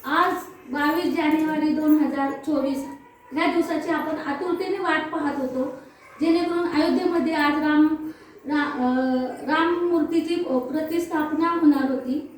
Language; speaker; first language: Marathi; non-native, local second language; Telugu